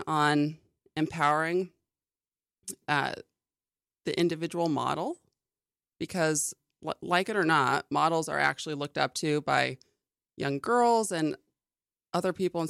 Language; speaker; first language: English; native; English